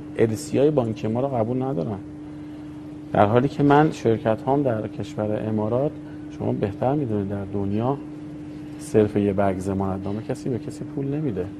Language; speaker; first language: Persian; native; Persian